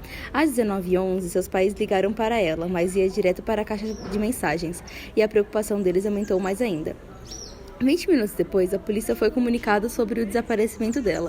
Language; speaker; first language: Portuguese; native; Portuguese